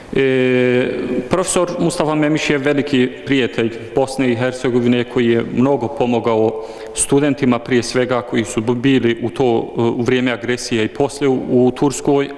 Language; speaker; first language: Bosnian; early bilingual, heritage; Bosnian